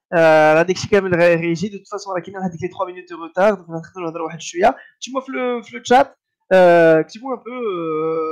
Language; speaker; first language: French; non-native, local second language; Arabic